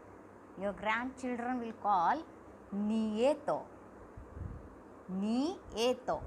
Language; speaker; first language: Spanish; non-native, learner; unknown